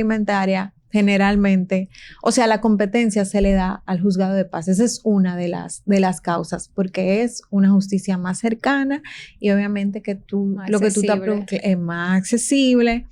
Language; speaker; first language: Spanish; native; Spanish